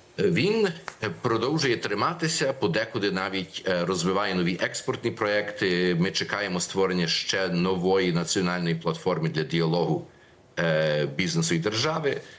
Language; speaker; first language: Ukrainian; early bilingual, heritage; Ukrainian